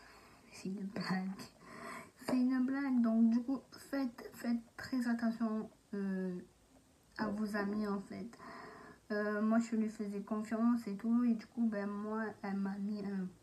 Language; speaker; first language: French; native; French